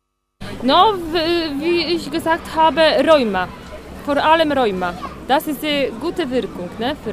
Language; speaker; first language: German; non-native, fluent; Polish